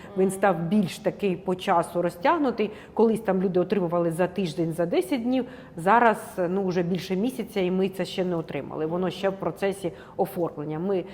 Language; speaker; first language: Ukrainian; non-native, local second language; Russian